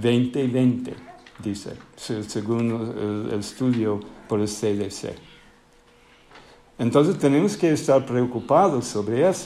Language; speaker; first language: Spanish; non-native, fluent; English